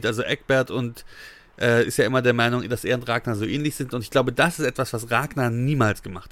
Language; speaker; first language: German; native; German